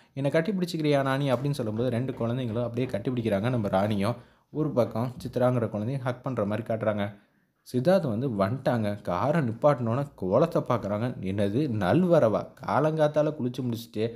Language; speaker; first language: Tamil; native; Tamil